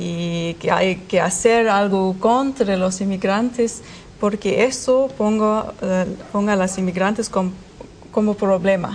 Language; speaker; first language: Spanish; non-native, learner; German